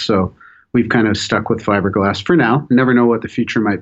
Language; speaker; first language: English; native; English